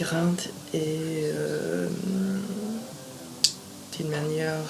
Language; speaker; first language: French; non-native, fluent; English